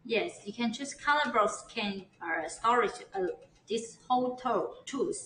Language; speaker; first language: English; non-native, learner; Chinese